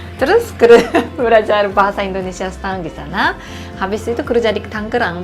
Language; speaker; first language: Indonesian; non-native, fluent; Japanese